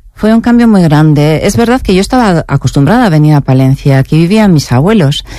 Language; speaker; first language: Spanish; early bilingual, heritage; Spanish